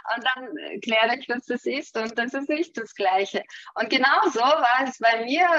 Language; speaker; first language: German; non-native, fluent; Russian